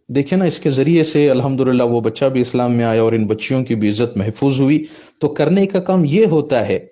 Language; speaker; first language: Hindi; native; Hindi